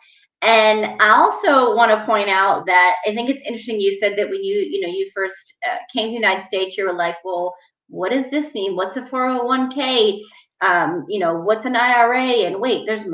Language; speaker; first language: English; native; English